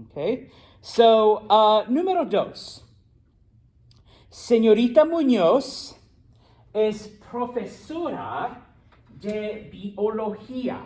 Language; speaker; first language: Spanish; non-native, fluent; English